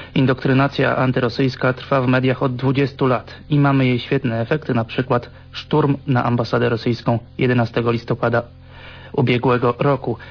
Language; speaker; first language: Polish; native; Polish